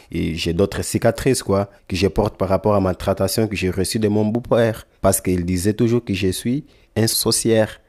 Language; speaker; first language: French; non-native, learner; Lingala